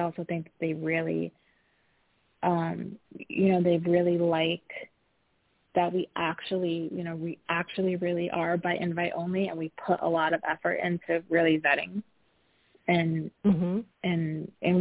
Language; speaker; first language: English; native; English